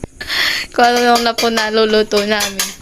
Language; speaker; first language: Filipino; native; Filipino